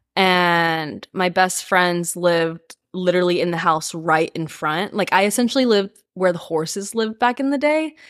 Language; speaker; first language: English; early bilingual, other home language; Spanish